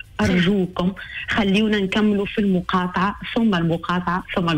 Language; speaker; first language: Arabic; native; Arabic